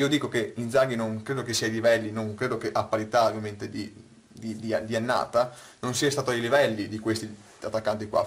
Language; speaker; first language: Italian; native; Italian